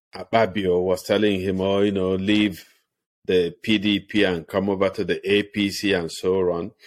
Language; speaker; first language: English; non-native, local second language; Igbo